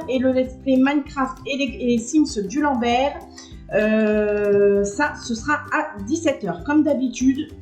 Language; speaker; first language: French; native; French